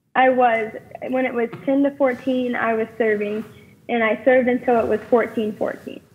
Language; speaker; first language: English; native; English